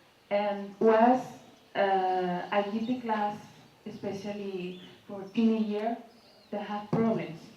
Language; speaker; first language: English; non-native, learner; Spanish